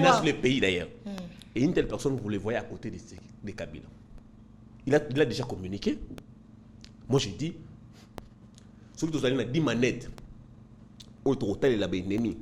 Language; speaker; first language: French; non-native, local second language; Lingala